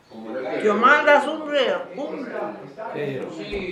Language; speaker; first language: German; early bilingual, heritage; German